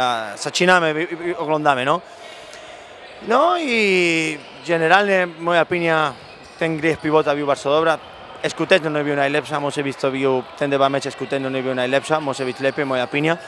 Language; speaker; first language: Polish; non-native, learner; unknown